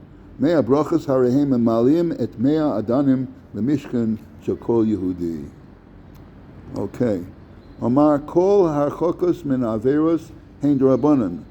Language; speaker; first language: Hebrew; non-native, fluent; English